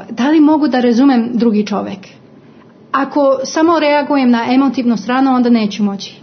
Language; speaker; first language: Croatian; non-native, fluent; English